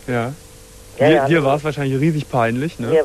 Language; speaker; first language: German; native; German